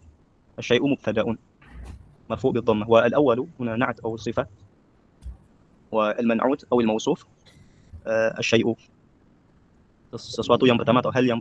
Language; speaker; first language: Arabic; non-native, fluent; Indonesian